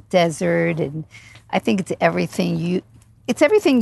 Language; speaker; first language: English; native; English